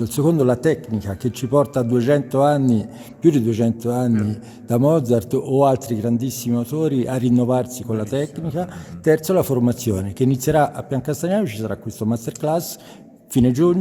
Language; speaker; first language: Italian; native; Italian